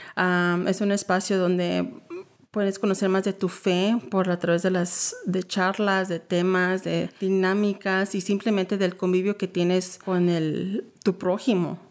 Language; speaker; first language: Spanish; early bilingual, heritage; Spanish